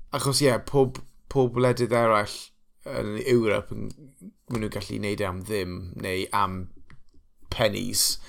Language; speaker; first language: Welsh; non-native, local second language; English